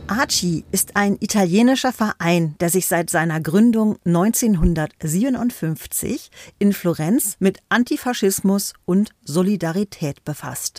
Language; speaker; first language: German; native; German